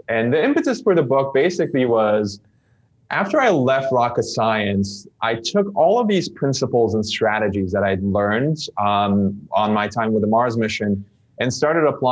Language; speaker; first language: English; non-native, fluent; Turkish